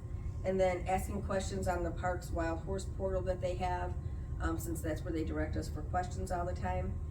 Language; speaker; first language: English; native; English